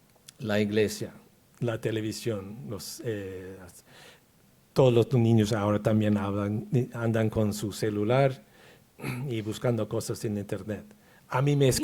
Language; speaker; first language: Spanish; non-native, fluent; English